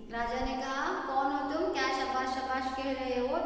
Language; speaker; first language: Hindi; non-native, local second language; Kannada